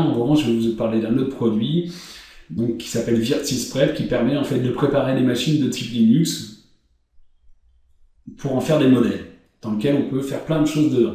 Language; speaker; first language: French; native; French